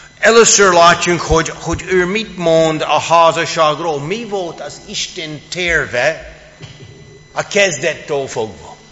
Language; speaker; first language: Hungarian; non-native, fluent; English